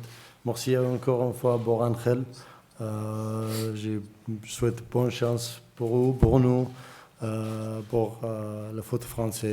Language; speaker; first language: French; non-native, learner; Arabic